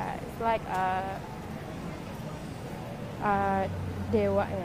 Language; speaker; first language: English; non-native, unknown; Indonesian